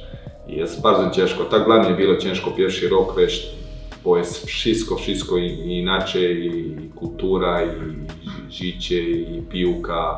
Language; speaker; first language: Polish; non-native, learner; Croatian